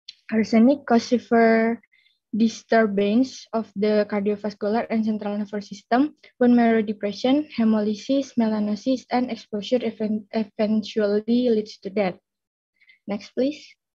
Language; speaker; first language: English; non-native, fluent; Indonesian